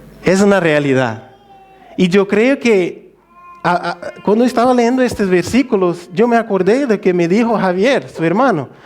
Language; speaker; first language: Spanish; non-native, fluent; Portuguese